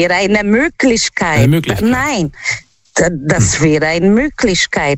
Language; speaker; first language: German; non-native, fluent; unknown